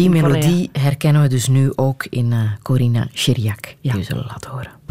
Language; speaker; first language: Dutch; native; Dutch